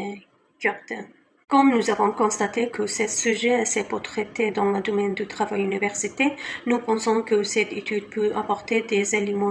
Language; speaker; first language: French; non-native, fluent; Kurdish